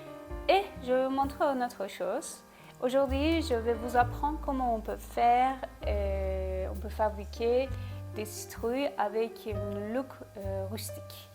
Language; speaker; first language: French; non-native, fluent; Turkish